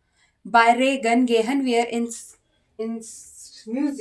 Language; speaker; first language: German; non-native, learner; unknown